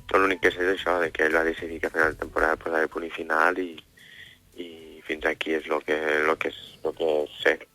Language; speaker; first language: Catalan; native; Catalan